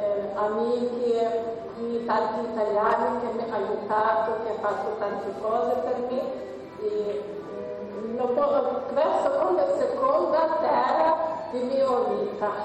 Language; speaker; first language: Italian; non-native, learner; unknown